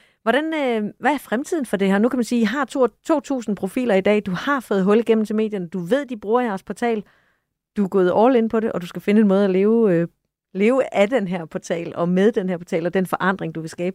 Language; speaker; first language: Danish; native; Danish